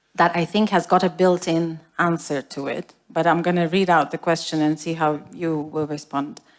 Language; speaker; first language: English; non-native, fluent; Lithuanian